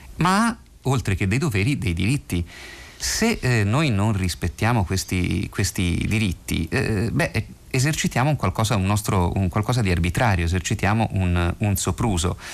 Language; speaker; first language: Italian; native; Italian